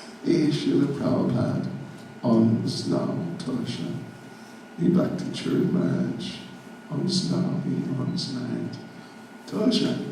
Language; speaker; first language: Russian; non-native, learner; English